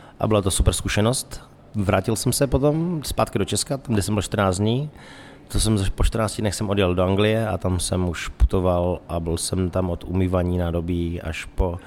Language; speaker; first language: Czech; native; Czech